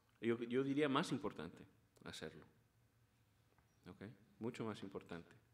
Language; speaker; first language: Spanish; early bilingual, heritage; Spanish